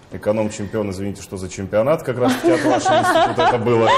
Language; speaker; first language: Russian; native; Russian